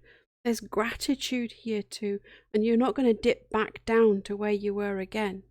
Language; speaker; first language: English; native; English